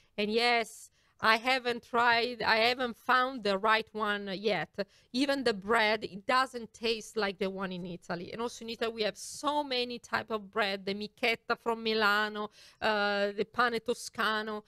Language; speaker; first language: English; non-native, fluent; Italian